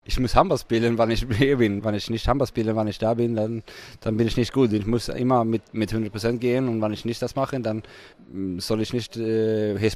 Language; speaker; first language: German; non-native, fluent; Swedish